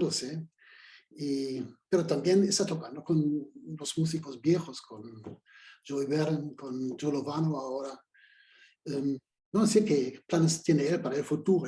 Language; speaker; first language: Spanish; non-native, fluent; German